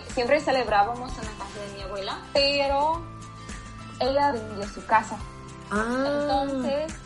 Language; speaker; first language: Spanish; non-native, fluent; English